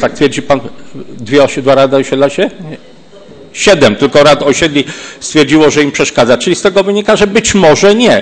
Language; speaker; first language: Polish; native; Polish